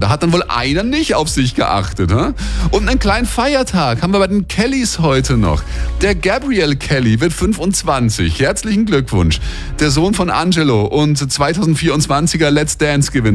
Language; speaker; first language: German; native; German